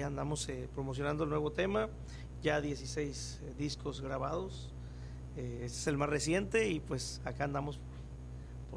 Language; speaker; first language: Spanish; native; Spanish